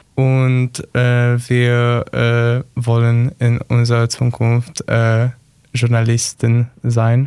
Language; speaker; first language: German; non-native, learner; Polish